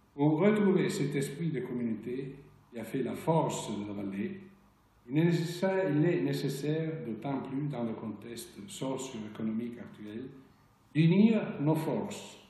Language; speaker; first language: French; non-native, local second language; Italian